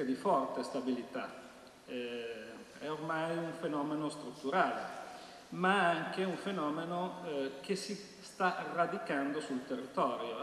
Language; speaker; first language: Italian; native; Italian